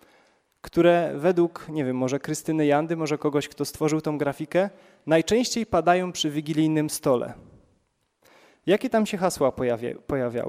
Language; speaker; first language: Polish; native; Polish